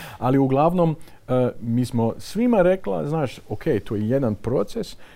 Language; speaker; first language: Croatian; non-native, fluent; Dutch